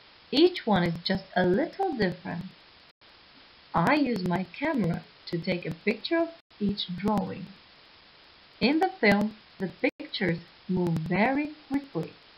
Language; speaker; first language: English; non-native, fluent; Ukrainian